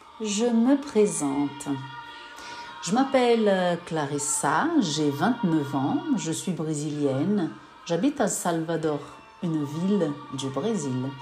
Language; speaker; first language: French; non-native, learner; Portuguese